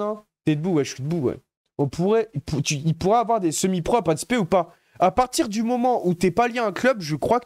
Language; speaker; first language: French; native; French